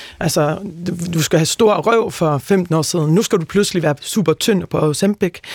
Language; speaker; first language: Danish; early bilingual, heritage; Norwegian